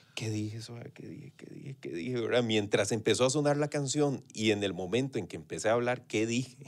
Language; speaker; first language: Spanish; native; Spanish